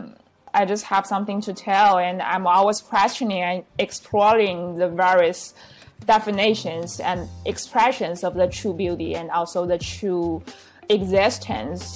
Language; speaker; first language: English; non-native, fluent; Chinese